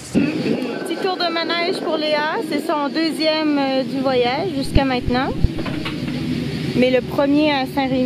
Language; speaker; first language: French; native; French